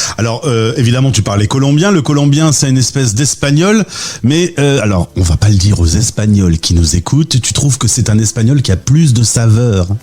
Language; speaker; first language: French; native; French